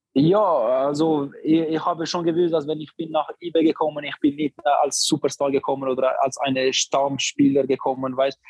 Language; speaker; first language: German; non-native, learner; Albanian